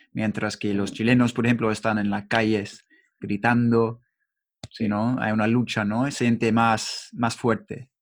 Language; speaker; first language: Spanish; non-native, learner; English